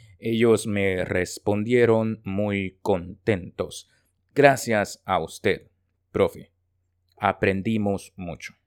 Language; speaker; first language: Spanish; non-native, fluent; Chinese